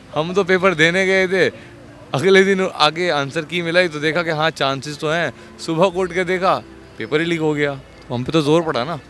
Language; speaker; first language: Hindi; native; Hindi